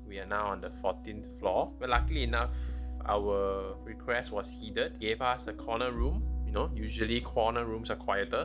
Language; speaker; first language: English; native; English